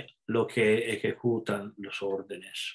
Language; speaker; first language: Spanish; non-native, fluent; Italian